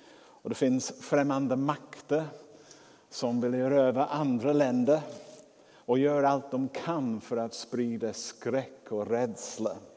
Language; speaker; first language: Swedish; non-native, fluent; English